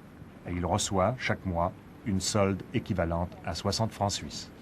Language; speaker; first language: French; native; French